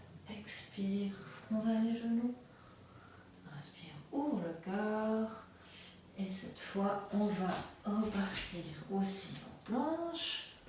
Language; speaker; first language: French; native; French